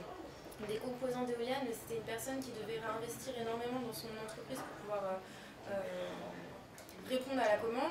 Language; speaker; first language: French; native; French